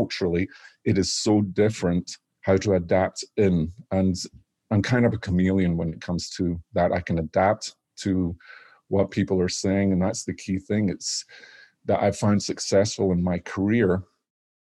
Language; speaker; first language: English; native; English